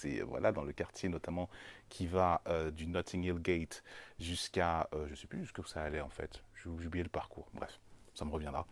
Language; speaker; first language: French; native; French